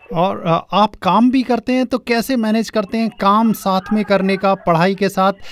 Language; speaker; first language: Hindi; native; Hindi